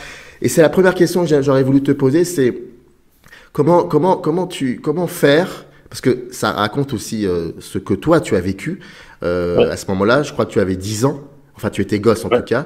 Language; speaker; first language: French; native; French